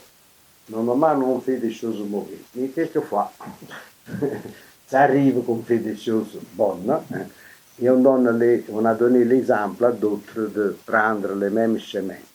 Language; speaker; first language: French; non-native, fluent; Italian